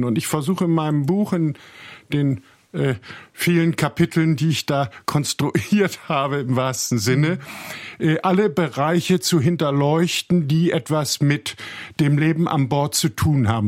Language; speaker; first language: German; native; German